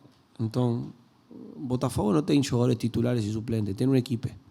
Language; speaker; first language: Portuguese; non-native, learner; Spanish